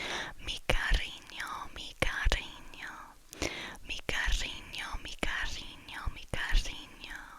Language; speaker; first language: Spanish; non-native, learner; English